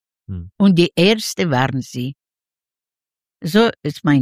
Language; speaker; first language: German; non-native, learner; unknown